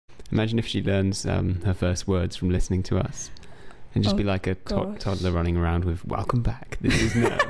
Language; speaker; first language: English; native; English